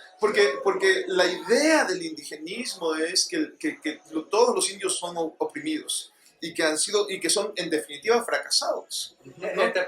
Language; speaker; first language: Spanish; native; Spanish